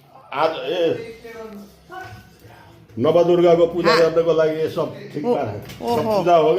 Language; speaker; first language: Hindi; non-native, learner; Nepali